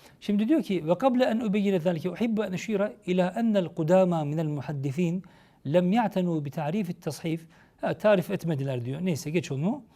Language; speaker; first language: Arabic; non-native, fluent; Turkish